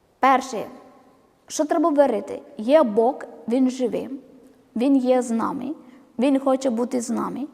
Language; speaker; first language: Ukrainian; non-native, learner; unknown